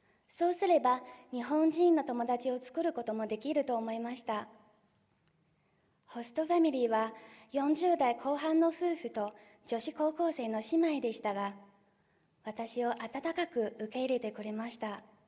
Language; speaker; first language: Japanese; non-native, fluent; Chinese